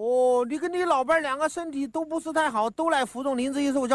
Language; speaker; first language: Chinese; native; Chinese